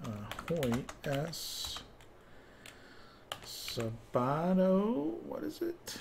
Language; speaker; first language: Spanish; non-native, learner; English